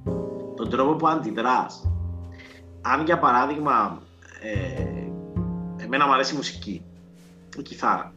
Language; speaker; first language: Greek; native; Greek